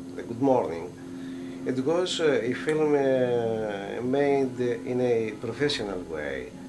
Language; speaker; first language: English; non-native, learner; Greek